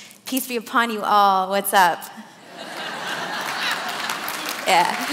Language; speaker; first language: English; early bilingual, other home language; Arabic